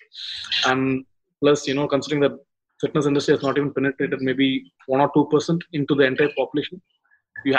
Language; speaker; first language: English; non-native, local second language; Tamil